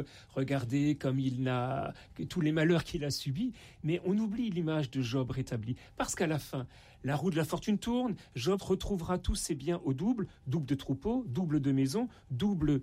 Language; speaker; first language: French; native; French